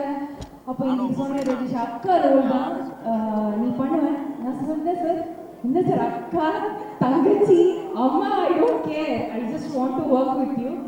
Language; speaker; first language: Tamil; non-native, learner; Malayalam